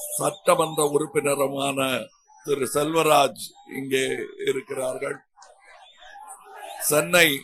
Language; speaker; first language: Tamil; native; Tamil